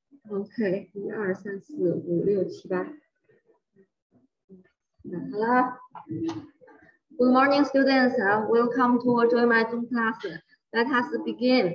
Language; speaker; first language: English; non-native, fluent; Chinese